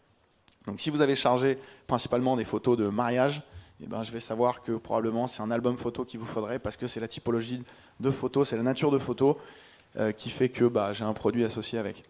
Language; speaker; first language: French; native; French